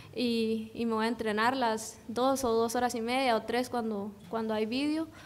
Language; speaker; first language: Spanish; native; Spanish